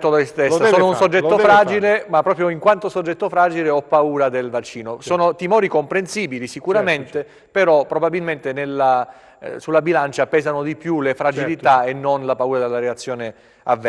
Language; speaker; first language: Italian; native; Italian